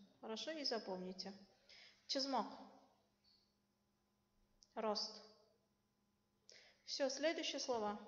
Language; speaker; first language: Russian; non-native, local second language; Uzbek